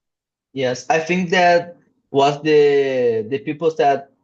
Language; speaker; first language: English; non-native, learner; Portuguese